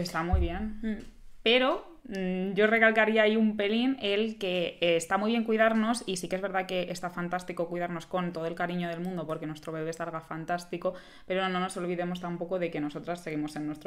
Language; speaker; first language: Spanish; native; Spanish